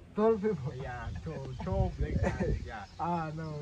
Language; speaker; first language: English; non-native, local second language; Kinyarwanda